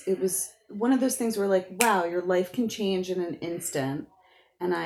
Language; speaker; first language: English; native; English